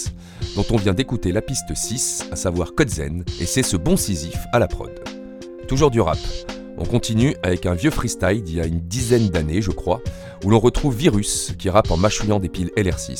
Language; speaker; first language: French; native; French